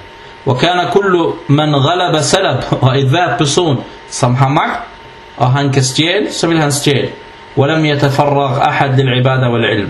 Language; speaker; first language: Danish; early bilingual, other home language; Arabic